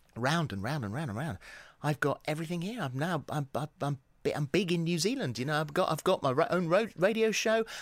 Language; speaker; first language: English; native; English